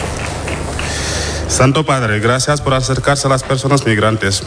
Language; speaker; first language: Spanish; non-native, fluent; Wolof